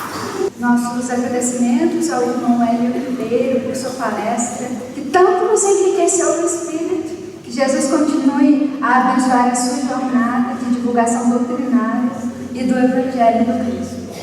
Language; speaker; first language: Portuguese; native; Portuguese